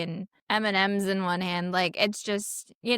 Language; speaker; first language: English; native; English